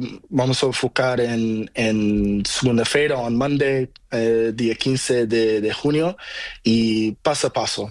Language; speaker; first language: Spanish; non-native, learner; Portuguese